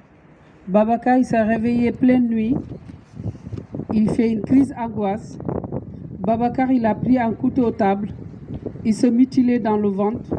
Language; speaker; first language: French; non-native, local second language; Wolof